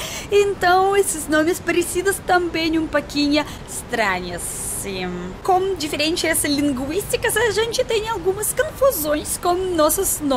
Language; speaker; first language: Portuguese; non-native, fluent; Russian